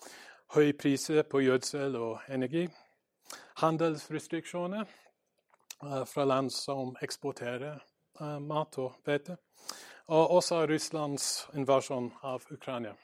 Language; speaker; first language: Norwegian; non-native, learner; English